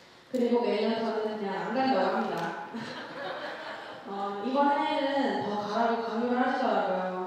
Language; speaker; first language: Korean; early bilingual, heritage; Korean